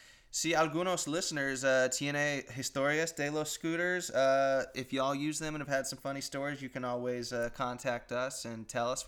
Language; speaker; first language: English; native; English